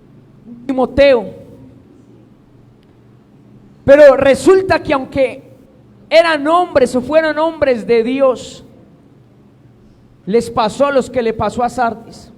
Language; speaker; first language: Spanish; native; Spanish